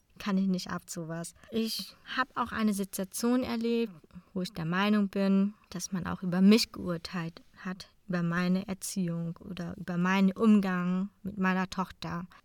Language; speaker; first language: German; non-native, fluent; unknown